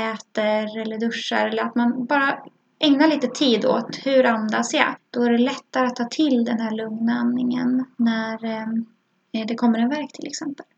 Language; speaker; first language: Swedish; native; Swedish